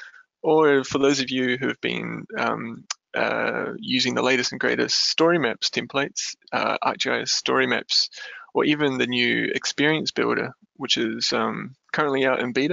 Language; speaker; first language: English; native; English